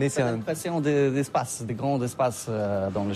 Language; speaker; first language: French; non-native, learner; Polish